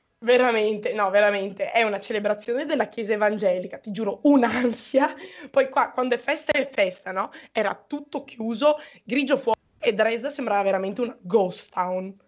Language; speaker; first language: Italian; native; Italian